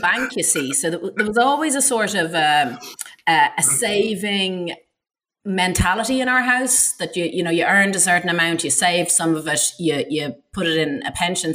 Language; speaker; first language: English; native; English